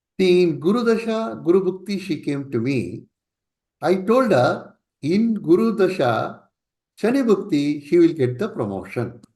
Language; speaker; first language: English; non-native, local second language; Tamil